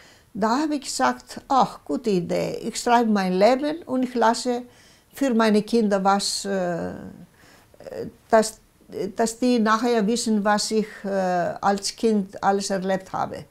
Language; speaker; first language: German; non-native, local second language; Greek